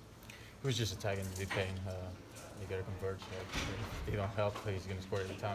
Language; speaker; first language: English; non-native, fluent; Spanish